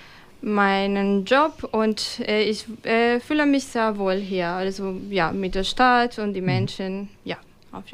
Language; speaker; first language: German; non-native, fluent; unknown